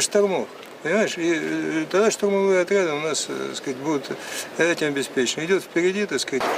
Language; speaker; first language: Russian; native; Russian